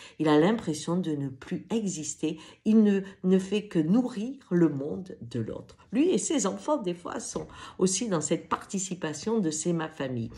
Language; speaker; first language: French; native; French